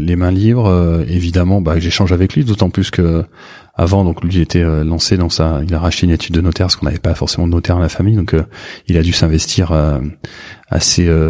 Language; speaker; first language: French; native; French